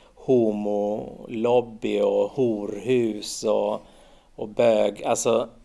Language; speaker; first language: Swedish; native; Swedish